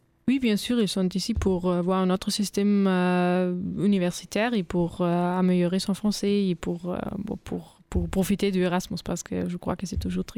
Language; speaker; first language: French; non-native, fluent; German